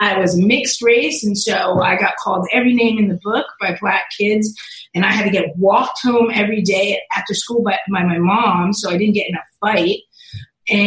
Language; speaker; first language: English; native; English